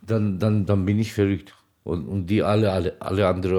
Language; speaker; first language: German; non-native, fluent; Turkish